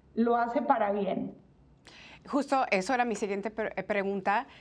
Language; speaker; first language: Spanish; native; Spanish